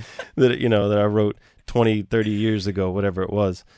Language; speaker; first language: English; native; English